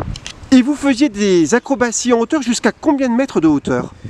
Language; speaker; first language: French; native; French